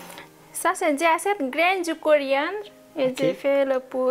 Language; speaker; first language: French; non-native, learner; Nepali